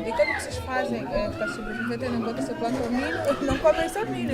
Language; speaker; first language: Portuguese; native; Portuguese